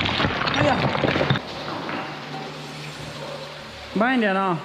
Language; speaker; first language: Chinese; native; Chinese